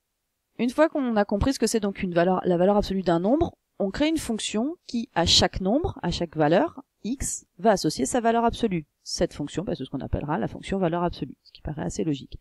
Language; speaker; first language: French; native; French